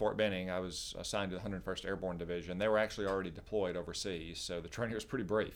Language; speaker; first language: English; native; English